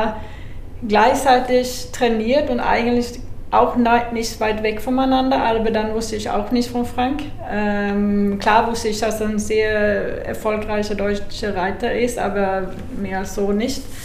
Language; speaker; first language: German; non-native, fluent; Swedish